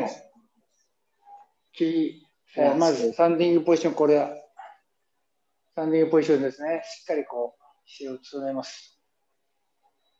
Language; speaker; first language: Japanese; native; Japanese